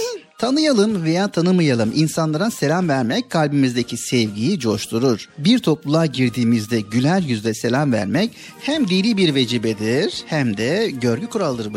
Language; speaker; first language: Turkish; native; Turkish